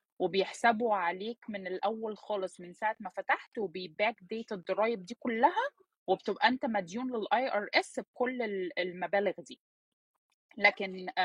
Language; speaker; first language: Arabic; early bilingual, heritage; Arabic